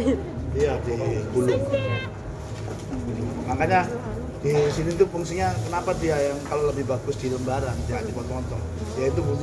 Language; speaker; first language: Indonesian; native; Indonesian